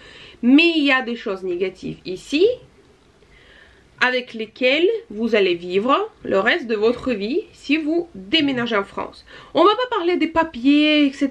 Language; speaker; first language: French; non-native, fluent; Russian